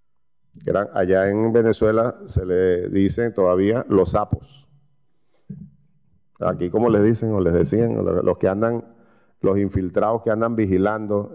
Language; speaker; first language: Spanish; native; Spanish